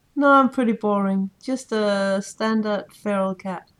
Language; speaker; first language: English; non-native, fluent; Danish